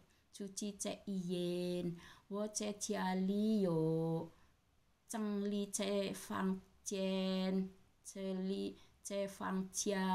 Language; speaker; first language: Chinese; non-native, learner; Indonesian